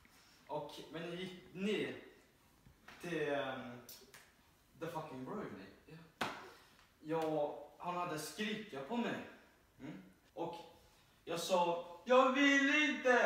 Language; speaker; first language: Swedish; non-native, learner; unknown